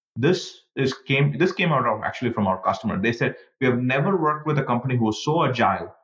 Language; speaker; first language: English; non-native, local second language; Tamil